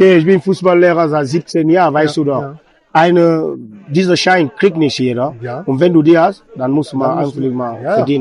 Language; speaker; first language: German; non-native, fluent; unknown